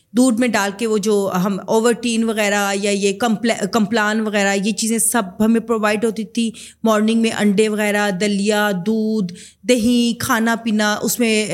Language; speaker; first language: Urdu; native; Urdu